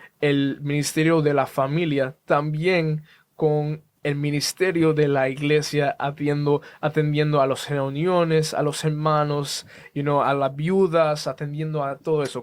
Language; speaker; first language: Spanish; early bilingual, heritage; Spanish